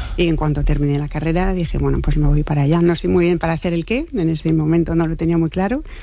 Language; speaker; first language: Spanish; non-native, fluent; French